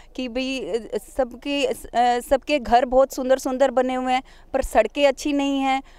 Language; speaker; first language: Hindi; non-native, local second language; Punjabi